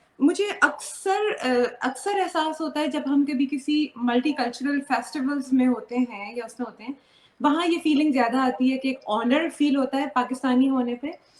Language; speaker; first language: Urdu; native; Urdu